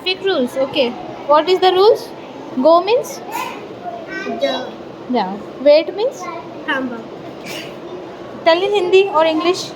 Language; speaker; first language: English; non-native, local second language; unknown